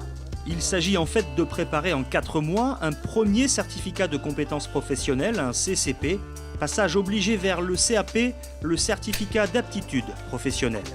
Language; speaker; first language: French; native; French